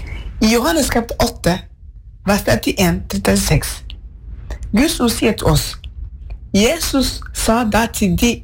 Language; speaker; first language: Norwegian; non-native, fluent; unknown